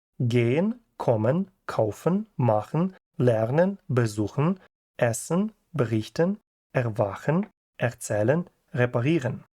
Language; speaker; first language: German; non-native, fluent; Ukrainian